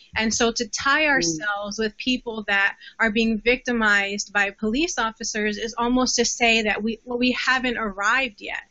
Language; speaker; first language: English; native; English